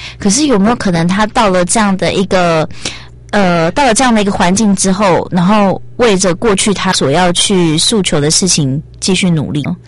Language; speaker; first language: Chinese; native; Chinese